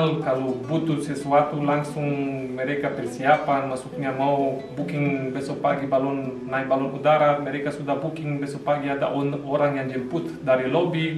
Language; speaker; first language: Indonesian; non-native, fluent; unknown